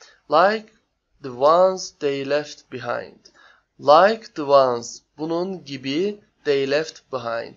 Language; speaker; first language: English; non-native, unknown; Turkish